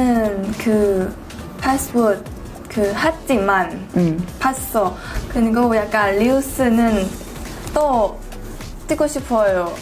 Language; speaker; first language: Korean; non-native, learner; Thai